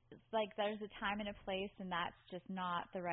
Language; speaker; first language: English; native; English